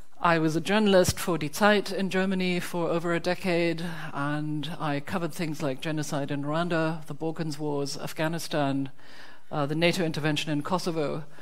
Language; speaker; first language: English; non-native, fluent; German